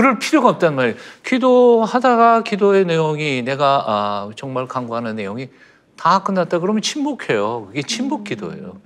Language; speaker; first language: Korean; native; Korean